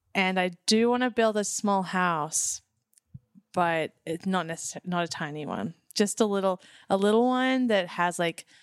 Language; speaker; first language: English; native; English